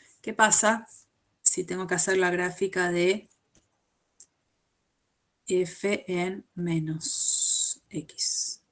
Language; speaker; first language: Spanish; native; Spanish